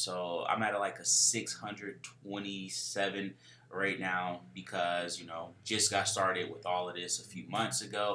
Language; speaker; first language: English; native; English